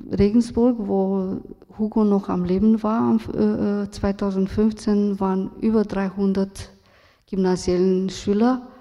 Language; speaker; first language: German; non-native, fluent; Romanian